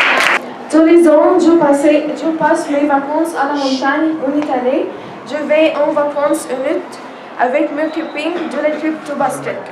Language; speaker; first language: French; non-native, learner; Arabic